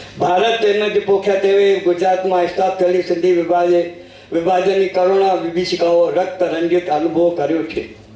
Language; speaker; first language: Gujarati; non-native, local second language; Sindhi